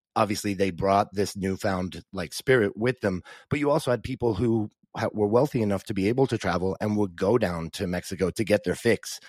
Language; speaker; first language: English; native; English